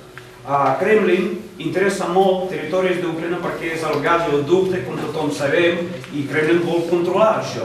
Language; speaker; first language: Catalan; non-native, fluent; Ukrainian